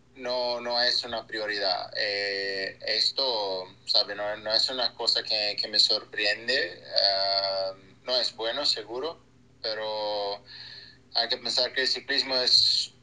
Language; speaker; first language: Spanish; non-native, fluent; Portuguese